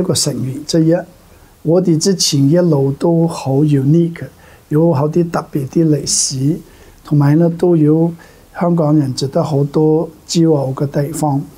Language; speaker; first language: Cantonese; non-native, fluent; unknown